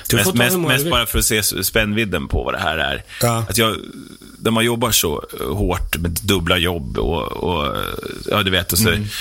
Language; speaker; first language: Swedish; native; Swedish